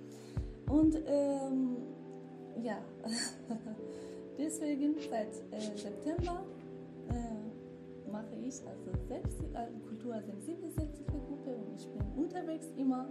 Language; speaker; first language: German; non-native, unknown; Kurdish